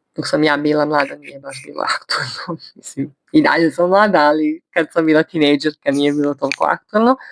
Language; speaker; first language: Bosnian; early bilingual, heritage; Bosnian